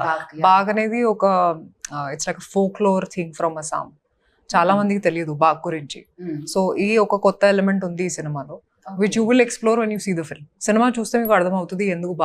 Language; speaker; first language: Telugu; non-native, local second language; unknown